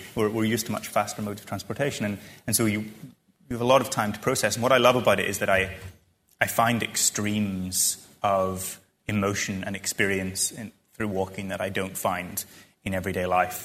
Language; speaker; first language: English; native; English